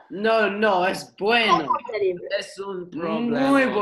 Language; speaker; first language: Spanish; non-native, learner; English